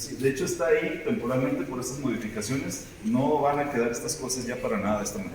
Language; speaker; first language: Spanish; native; Spanish